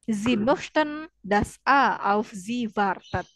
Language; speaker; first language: German; non-native, fluent; Indonesian